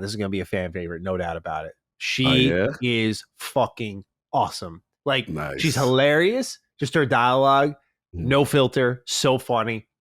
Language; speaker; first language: English; native; English